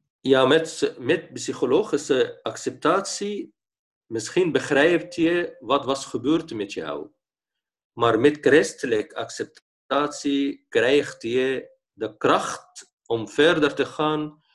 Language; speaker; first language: Dutch; non-native, fluent; Arabic